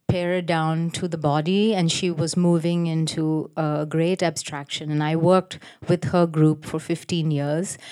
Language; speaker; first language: English; native; English